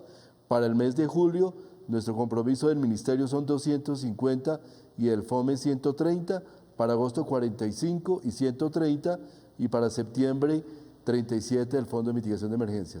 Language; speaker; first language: Spanish; native; Spanish